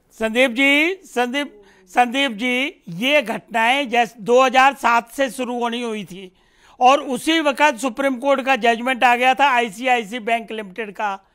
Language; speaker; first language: Hindi; native; Hindi